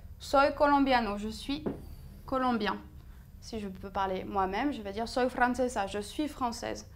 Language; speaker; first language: French; native; French